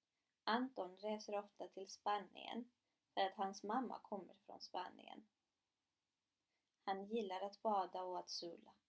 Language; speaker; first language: Swedish; non-native, fluent; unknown